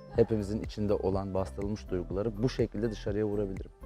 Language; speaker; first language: Turkish; native; Turkish